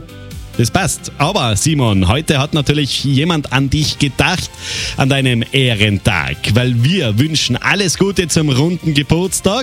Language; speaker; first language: German; native; German